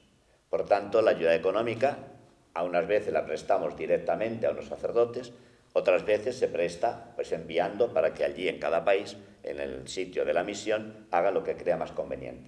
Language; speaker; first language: Spanish; native; Spanish